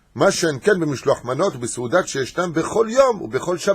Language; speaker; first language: Hebrew; non-native, fluent; French